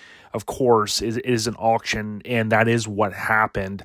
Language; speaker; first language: English; native; English